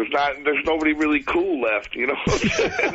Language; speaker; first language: English; native; English